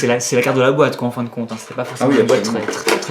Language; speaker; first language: French; native; French